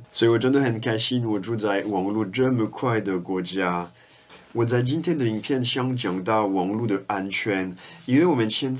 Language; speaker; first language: Chinese; non-native, fluent; French